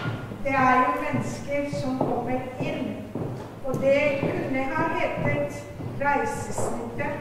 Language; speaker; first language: Norwegian; non-native, fluent; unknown